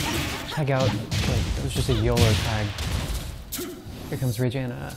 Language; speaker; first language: English; native; English